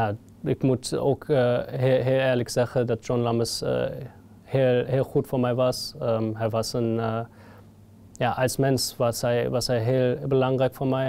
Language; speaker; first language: Dutch; non-native, fluent; German